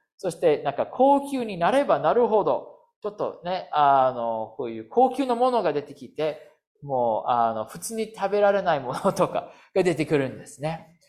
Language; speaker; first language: Japanese; non-native, fluent; English